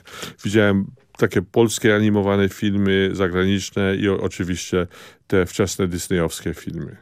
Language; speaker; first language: Polish; early bilingual, heritage; Polish